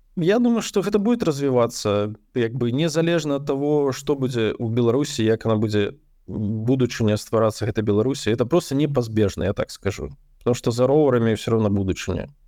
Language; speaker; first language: Belarusian; non-native, local second language; Russian